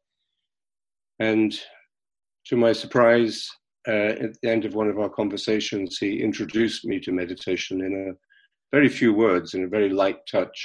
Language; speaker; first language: English; native; English